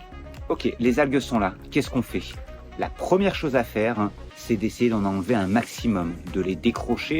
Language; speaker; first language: French; native; French